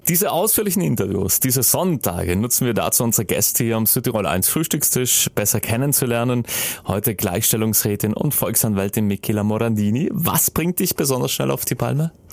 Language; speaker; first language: German; native; German